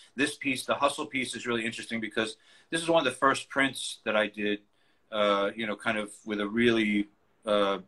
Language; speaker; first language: English; native; English